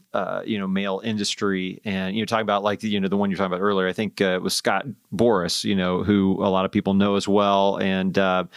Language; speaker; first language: English; native; English